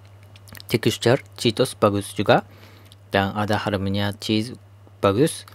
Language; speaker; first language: Indonesian; non-native, learner; Japanese